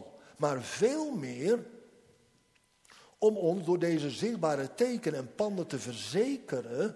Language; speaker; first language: Dutch; native; Dutch